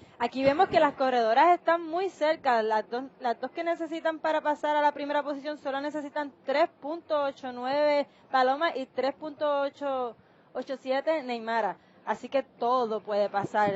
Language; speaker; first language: Spanish; native; Spanish